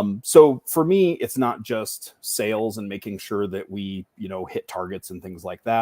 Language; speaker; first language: English; native; English